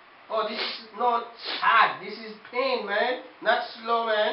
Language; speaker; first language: English; native; English